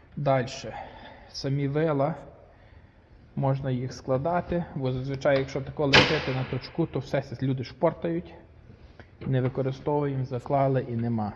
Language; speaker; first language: Ukrainian; native; Ukrainian